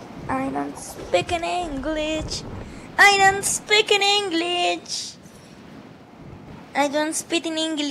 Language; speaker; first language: English; non-native, learner; Spanish